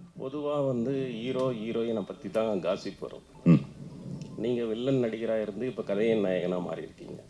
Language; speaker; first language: Tamil; native; Tamil